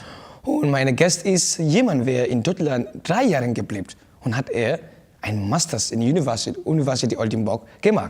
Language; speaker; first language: German; non-native, learner; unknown